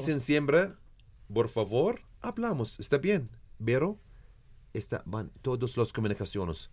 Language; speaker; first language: Spanish; non-native, learner; Arabic